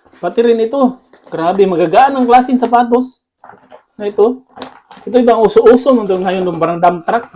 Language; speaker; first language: Filipino; native; Filipino